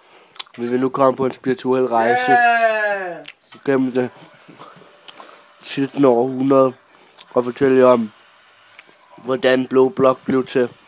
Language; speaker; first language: Danish; native; Danish